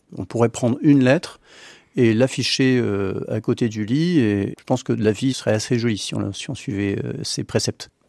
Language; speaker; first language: French; native; French